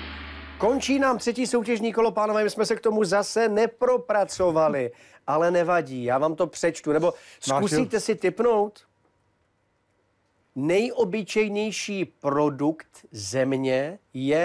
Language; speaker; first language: Czech; native; Czech